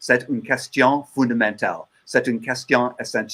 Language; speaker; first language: French; non-native, learner; English